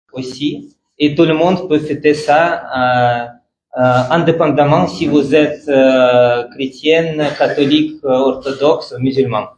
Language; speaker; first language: French; non-native, fluent; Russian